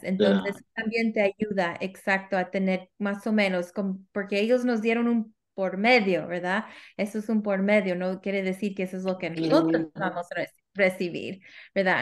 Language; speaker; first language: Spanish; early bilingual, heritage; Spanish